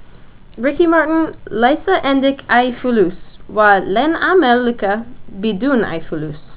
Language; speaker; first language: Arabic; non-native, learner; English